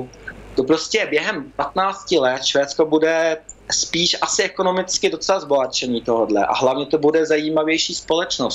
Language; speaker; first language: Czech; early bilingual, heritage; Czech